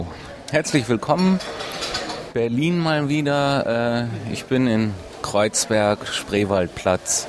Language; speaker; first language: German; native; German